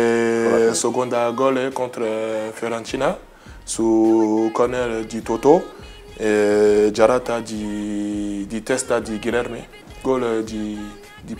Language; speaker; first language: Italian; non-native, learner; French